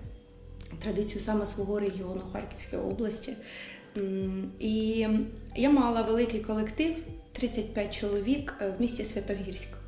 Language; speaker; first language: Ukrainian; native; Ukrainian